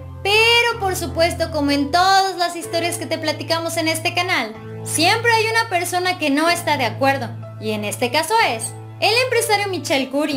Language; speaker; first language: Spanish; native; Spanish